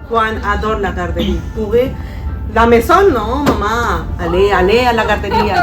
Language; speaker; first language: French; non-native, learner; Spanish